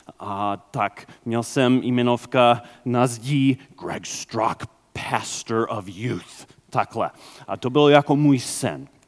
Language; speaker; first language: Czech; non-native, fluent; English